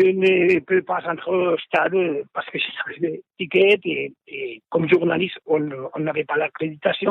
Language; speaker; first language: French; non-native, fluent; Spanish